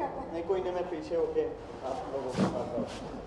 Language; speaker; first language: Hindi; native; Hindi